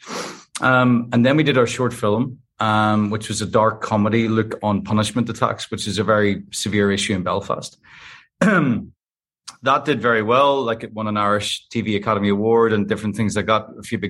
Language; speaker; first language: English; native; English